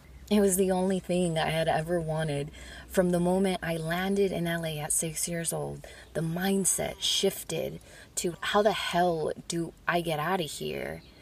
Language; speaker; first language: English; early bilingual, other home language; Spanish